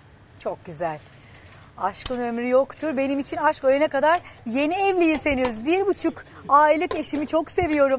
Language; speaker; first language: Turkish; native; Turkish